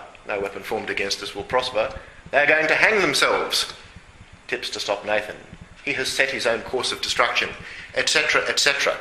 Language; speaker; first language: English; native; English